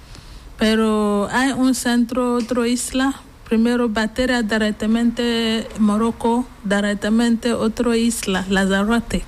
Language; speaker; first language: Spanish; non-native, learner; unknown